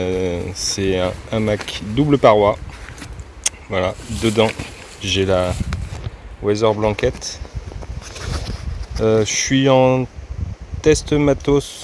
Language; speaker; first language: French; native; French